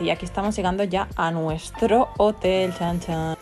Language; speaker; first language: Spanish; native; Spanish